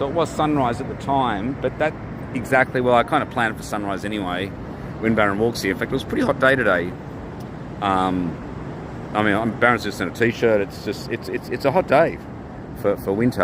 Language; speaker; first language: English; native; English